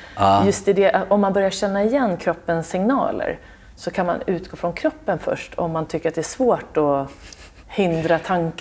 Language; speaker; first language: Swedish; native; Swedish